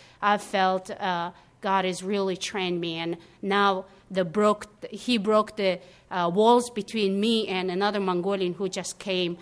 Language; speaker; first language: English; non-native, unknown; Mongolian